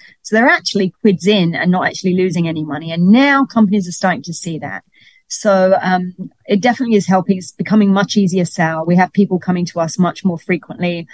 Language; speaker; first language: English; native; English